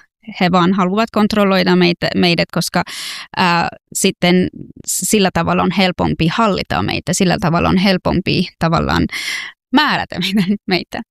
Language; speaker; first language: Finnish; non-native, fluent; Persian